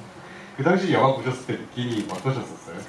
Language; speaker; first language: Korean; native; Korean